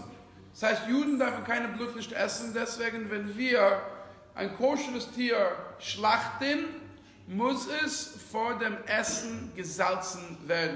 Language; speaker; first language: German; non-native, fluent; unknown